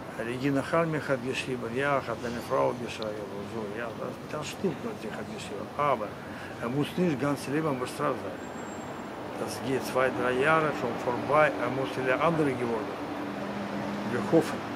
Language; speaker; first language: German; non-native, learner; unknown